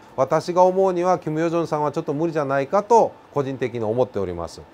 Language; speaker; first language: Japanese; native; Japanese